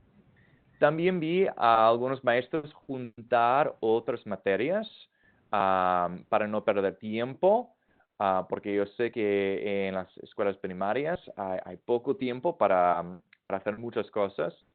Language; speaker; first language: Spanish; non-native, fluent; English